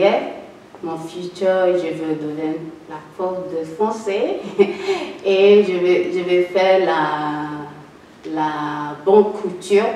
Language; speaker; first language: French; non-native, learner; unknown